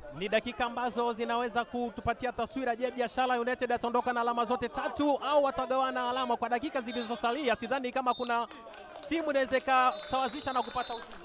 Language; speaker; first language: Swahili; native; Swahili